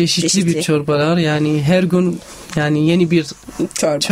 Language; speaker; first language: Turkish; non-native, learner; Arabic